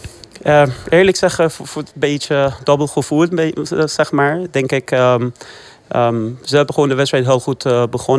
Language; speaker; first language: Dutch; non-native, fluent; Persian